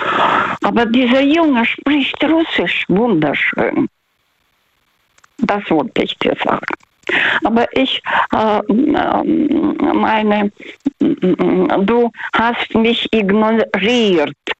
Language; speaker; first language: German; non-native, learner; Russian